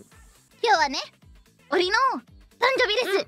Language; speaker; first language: Japanese; non-native, fluent; Indonesian